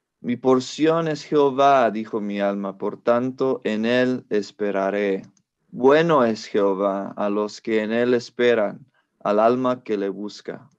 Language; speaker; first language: Spanish; non-native, fluent; English